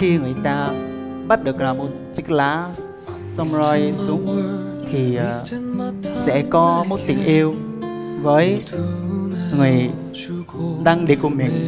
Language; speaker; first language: Vietnamese; non-native, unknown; Korean